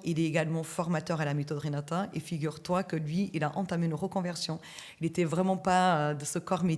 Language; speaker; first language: French; native; French